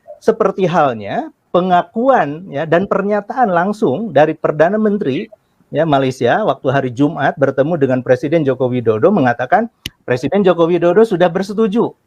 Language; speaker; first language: Indonesian; native; Indonesian